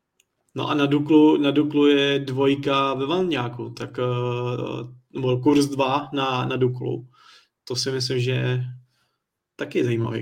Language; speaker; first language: Czech; native; Czech